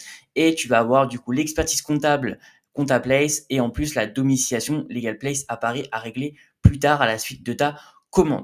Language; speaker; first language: French; native; French